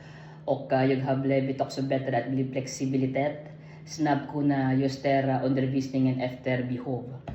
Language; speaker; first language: Swedish; non-native, learner; Filipino